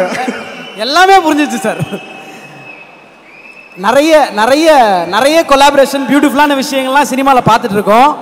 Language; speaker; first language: Tamil; native; Tamil